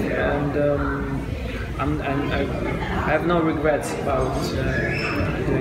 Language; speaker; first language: English; non-native, fluent; Russian